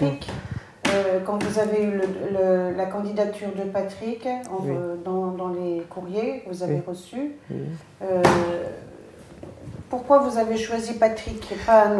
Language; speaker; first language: French; native; French